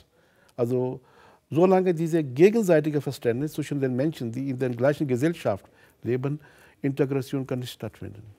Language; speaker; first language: German; non-native, fluent; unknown